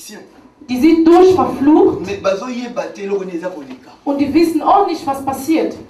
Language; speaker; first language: German; non-native, learner; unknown